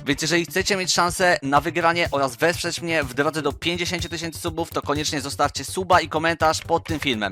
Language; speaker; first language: Polish; native; Polish